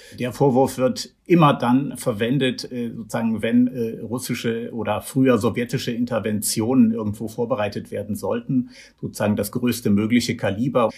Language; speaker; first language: German; native; German